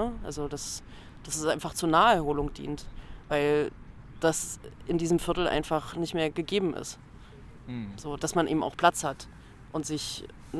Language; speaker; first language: German; native; German